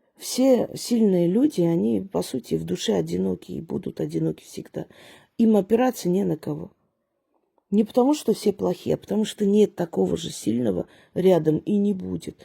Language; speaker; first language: Russian; early bilingual, other home language; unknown